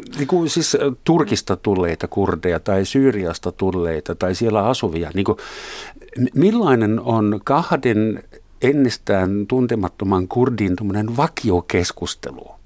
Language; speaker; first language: Finnish; native; Finnish